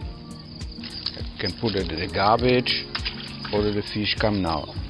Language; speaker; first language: English; non-native, learner; German